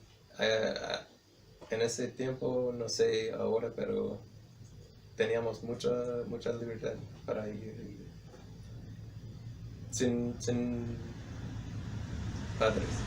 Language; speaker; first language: Spanish; non-native, fluent; English